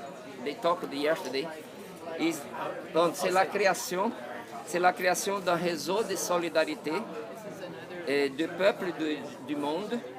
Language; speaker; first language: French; non-native, fluent; Portuguese